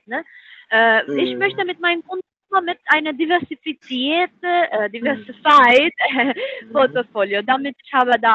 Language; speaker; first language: German; non-native, fluent; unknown